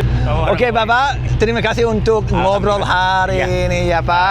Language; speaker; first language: Indonesian; non-native, fluent; English